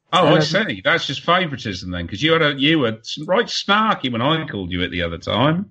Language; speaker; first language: English; native; English